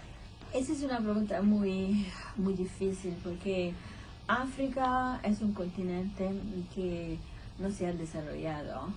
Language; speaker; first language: Spanish; non-native, fluent; Italian